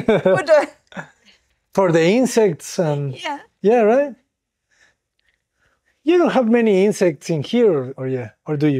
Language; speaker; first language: English; non-native, fluent; Spanish